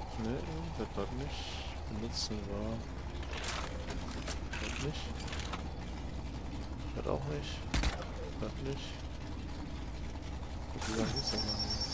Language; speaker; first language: German; native; German